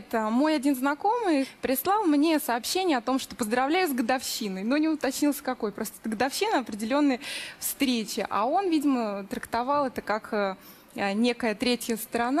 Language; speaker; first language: Russian; native; Russian